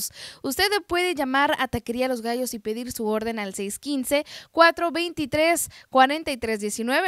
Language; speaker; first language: Spanish; native; Spanish